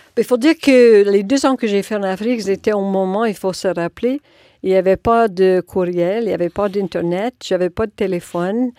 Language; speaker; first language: French; non-native, local second language; English